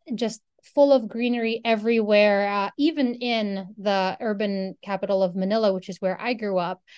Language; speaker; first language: English; non-native, local second language; Filipino